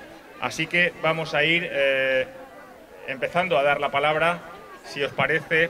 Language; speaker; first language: Spanish; native; Spanish